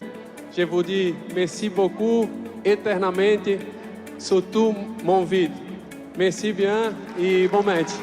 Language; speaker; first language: French; non-native, learner; Portuguese